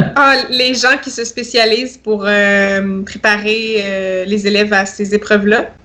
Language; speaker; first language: French; native; French